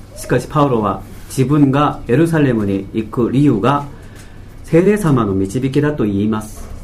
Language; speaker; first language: Japanese; non-native, fluent; Korean